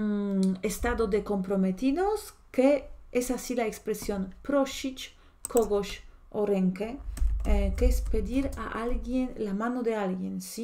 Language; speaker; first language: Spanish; non-native, fluent; Polish